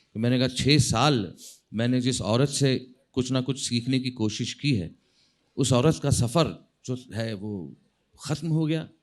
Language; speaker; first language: Hindi; non-native, local second language; Marathi